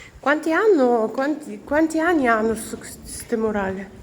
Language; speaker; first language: Italian; non-native, learner; Ukrainian